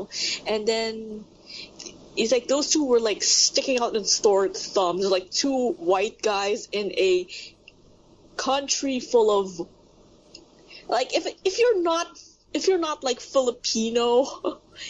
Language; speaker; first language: English; non-native, local second language; Filipino